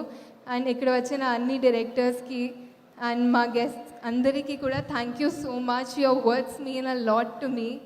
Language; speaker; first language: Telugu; non-native, fluent; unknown